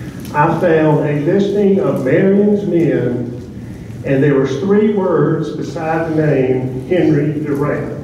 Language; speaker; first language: English; native; English